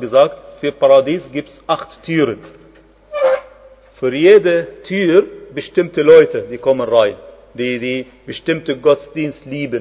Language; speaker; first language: German; non-native, fluent; Arabic